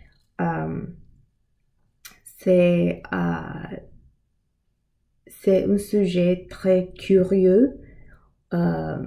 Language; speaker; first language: French; non-native, learner; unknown